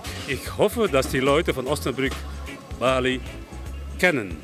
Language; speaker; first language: German; non-native, learner; Dutch